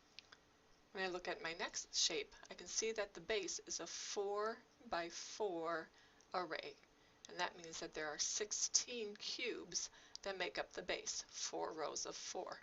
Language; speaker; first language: English; native; English